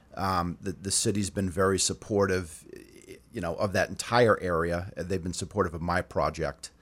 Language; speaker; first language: English; native; English